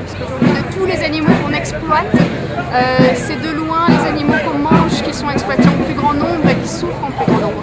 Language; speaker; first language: French; native; French